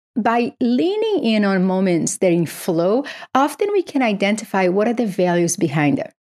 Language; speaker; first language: English; non-native, fluent; Portuguese